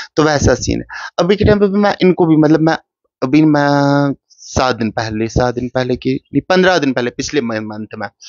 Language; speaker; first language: Hindi; non-native, local second language; Kashmiri